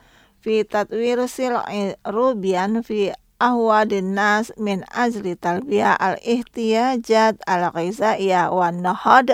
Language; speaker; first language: Arabic; non-native, fluent; Indonesian